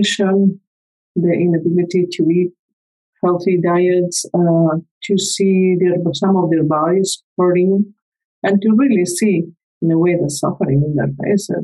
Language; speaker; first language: English; non-native, fluent; Spanish